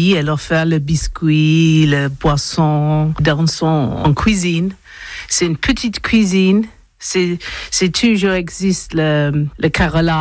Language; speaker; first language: French; non-native, learner; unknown